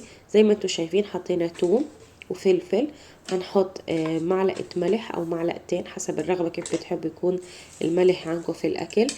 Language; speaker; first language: Arabic; native; Arabic